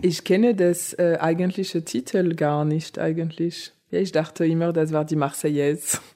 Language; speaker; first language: German; non-native, fluent; French